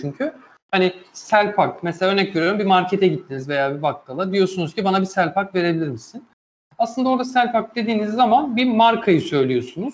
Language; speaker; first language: Turkish; native; Turkish